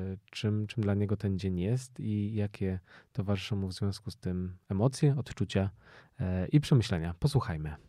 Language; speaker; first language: Polish; native; Polish